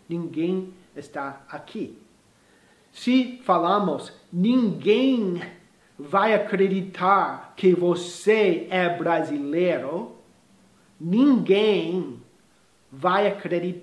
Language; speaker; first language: Portuguese; non-native, fluent; English